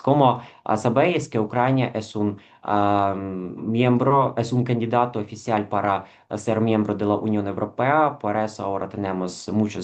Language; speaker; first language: Spanish; non-native, fluent; Ukrainian